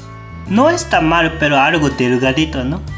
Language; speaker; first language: Spanish; non-native, fluent; Japanese